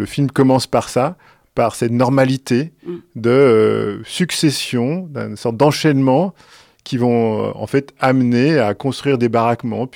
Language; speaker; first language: French; native; French